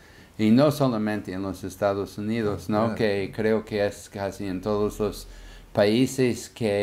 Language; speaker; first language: Spanish; non-native, fluent; English